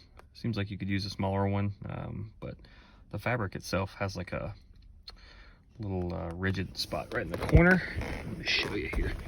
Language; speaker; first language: English; native; English